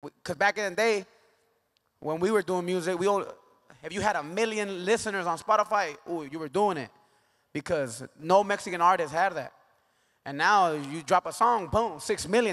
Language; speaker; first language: English; early bilingual, other home language; Spanish